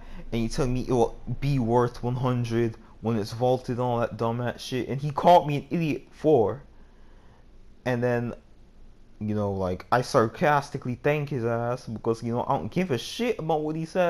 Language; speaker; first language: English; native; English